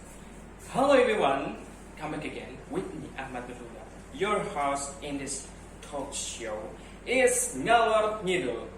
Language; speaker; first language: English; non-native, learner; Indonesian